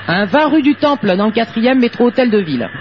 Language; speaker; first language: French; native; French